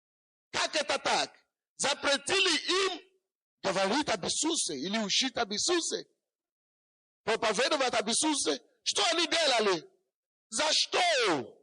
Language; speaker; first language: Russian; non-native, fluent; Yoruba